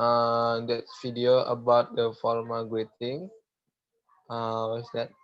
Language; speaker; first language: English; non-native, learner; Indonesian